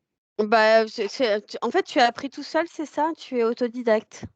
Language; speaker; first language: French; native; French